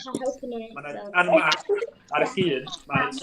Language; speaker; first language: Welsh; native; Welsh